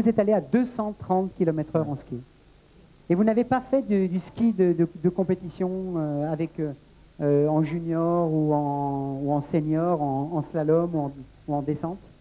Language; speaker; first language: French; native; French